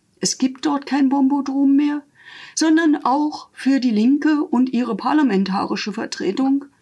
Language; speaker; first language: German; native; German